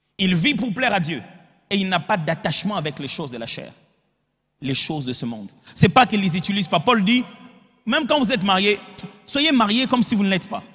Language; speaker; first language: French; non-native, local second language; Lingala